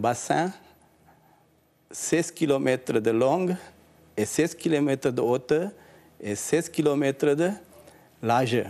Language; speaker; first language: French; non-native, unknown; Sinhala